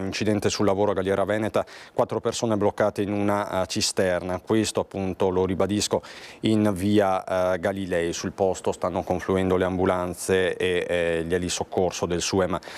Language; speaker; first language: Italian; native; Italian